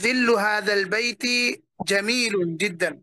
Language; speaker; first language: Arabic; non-native, learner; Bangla